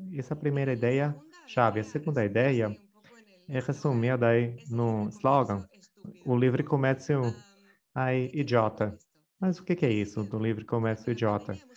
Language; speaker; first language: Portuguese; non-native, fluent; Spanish